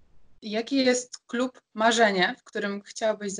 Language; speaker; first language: Polish; native; Polish